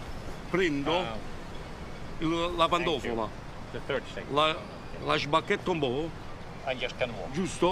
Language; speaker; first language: Italian; native; Italian